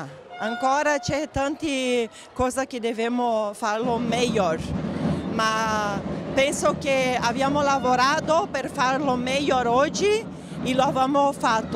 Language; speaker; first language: Italian; non-native, fluent; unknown